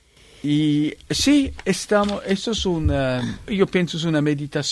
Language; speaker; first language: Spanish; non-native, fluent; Italian